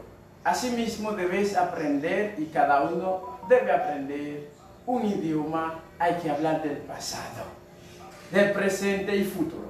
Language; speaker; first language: Spanish; non-native, fluent; Haitian Creole